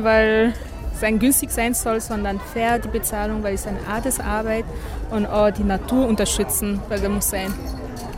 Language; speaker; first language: German; non-native, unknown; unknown